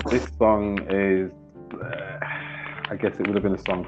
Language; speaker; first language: English; native; English